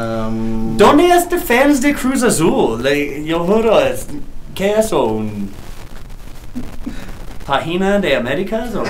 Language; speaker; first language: Spanish; non-native, learner; English